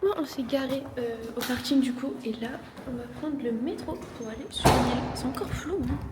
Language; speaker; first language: French; native; French